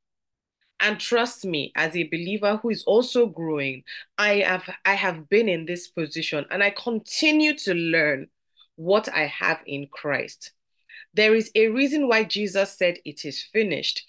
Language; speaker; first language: English; non-native, local second language; Yoruba